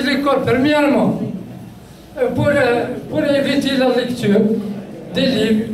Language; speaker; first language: French; non-native, local second language; Kabyle